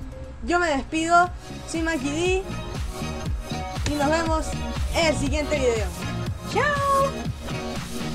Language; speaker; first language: Spanish; native; Spanish